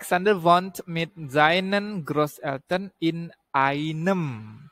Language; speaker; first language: German; non-native, learner; Indonesian